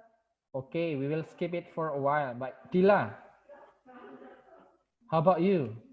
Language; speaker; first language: English; non-native, local second language; Indonesian